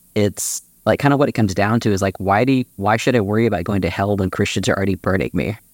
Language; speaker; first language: English; native; English